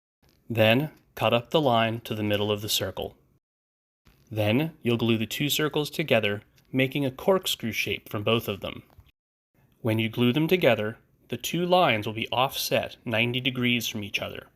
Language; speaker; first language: English; native; English